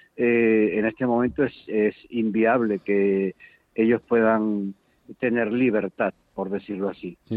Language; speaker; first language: Spanish; native; Spanish